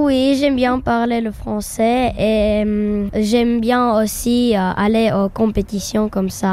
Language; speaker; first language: French; non-native, learner; Slovak